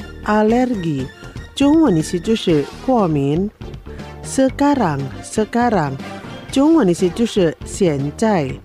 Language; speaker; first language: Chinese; non-native, learner; Indonesian